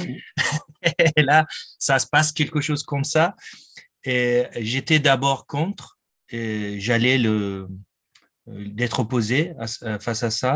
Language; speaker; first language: French; non-native, fluent; Persian